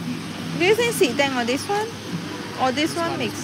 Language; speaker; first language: English; non-native, learner; Chinese